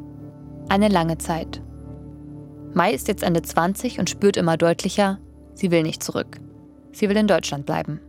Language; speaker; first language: German; native; German